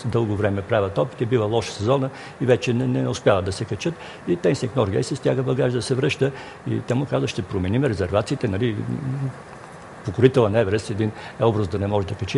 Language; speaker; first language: Bulgarian; native; Bulgarian